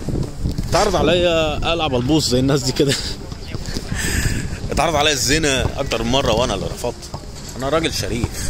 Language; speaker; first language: Arabic; native; Arabic